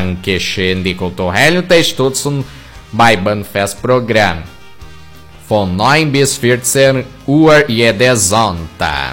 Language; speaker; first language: German; early bilingual, heritage; German